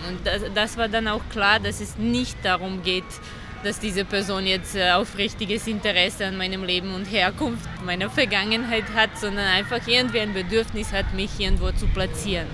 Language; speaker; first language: German; non-native, fluent; Serbian